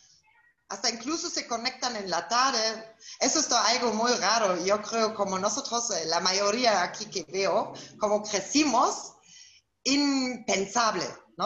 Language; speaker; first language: Spanish; non-native, fluent; German